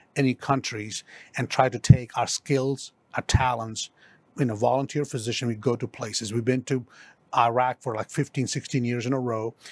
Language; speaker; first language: English; non-native, local second language; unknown